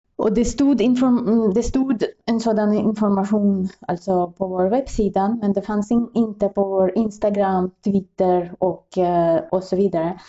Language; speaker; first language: Swedish; non-native, fluent; Russian